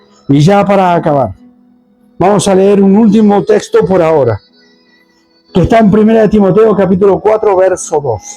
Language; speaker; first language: Spanish; native; Spanish